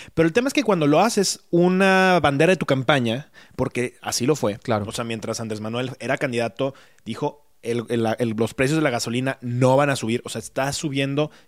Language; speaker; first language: Spanish; native; Spanish